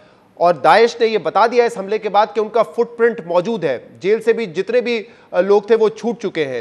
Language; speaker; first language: Urdu; native; Urdu